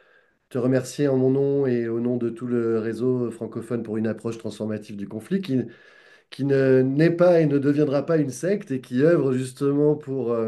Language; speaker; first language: French; native; French